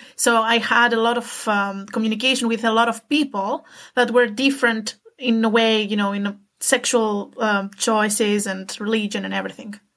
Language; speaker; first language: English; non-native, fluent; Greek